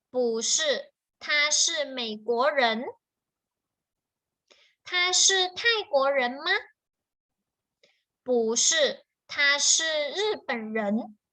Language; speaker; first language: Chinese; non-native, fluent; Thai